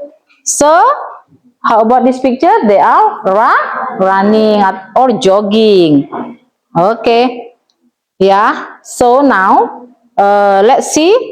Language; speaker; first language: English; non-native, learner; Indonesian